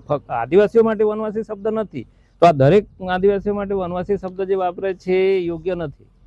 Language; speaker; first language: Gujarati; non-native, local second language; Gamit